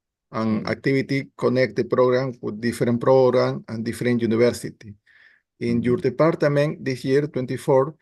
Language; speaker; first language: English; non-native, learner; Spanish